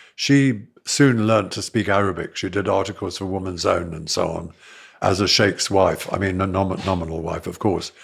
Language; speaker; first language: English; native; English